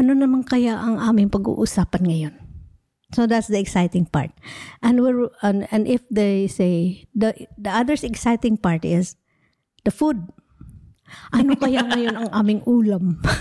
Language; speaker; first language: English; non-native, local second language; Hiligaynon